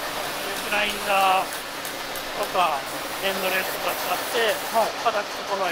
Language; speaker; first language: Japanese; native; Japanese